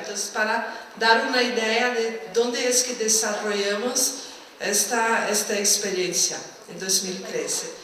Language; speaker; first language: Spanish; non-native, fluent; Portuguese